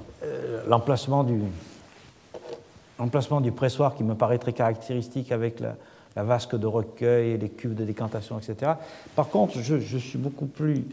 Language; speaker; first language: French; native; French